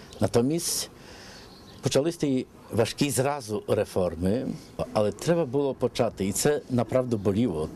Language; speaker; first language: Ukrainian; early bilingual, heritage; Ukrainian